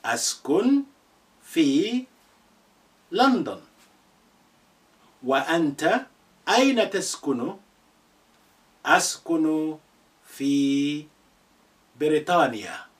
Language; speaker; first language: Arabic; non-native, fluent; English